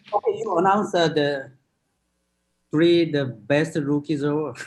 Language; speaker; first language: English; non-native, fluent; Korean